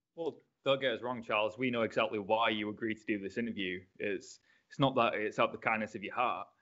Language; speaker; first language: English; native; English